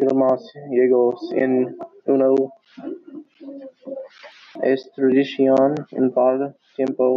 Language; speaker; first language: Spanish; non-native, learner; English